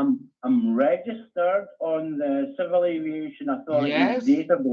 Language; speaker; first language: English; native; English